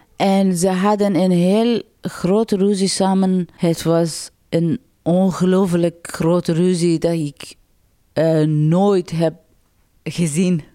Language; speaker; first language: Dutch; non-native, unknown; Persian